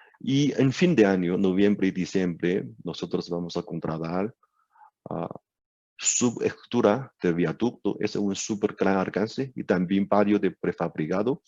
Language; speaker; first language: Spanish; non-native, learner; Chinese